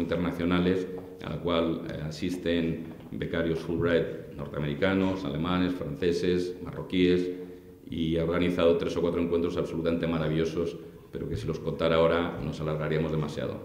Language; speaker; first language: Spanish; native; Spanish